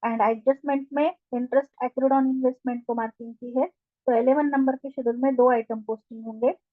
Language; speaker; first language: Hindi; non-native, local second language; Marathi